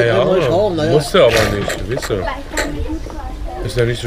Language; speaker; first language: German; native; German